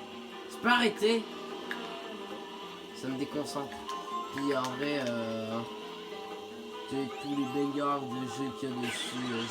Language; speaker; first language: French; native; French